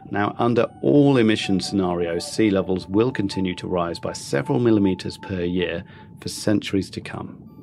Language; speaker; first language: English; native; English